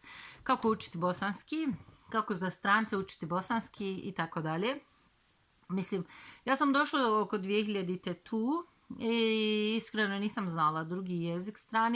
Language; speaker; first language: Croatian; non-native, fluent; Turkish